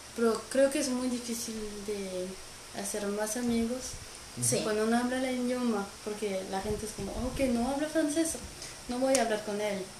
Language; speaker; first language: Spanish; non-native, fluent; French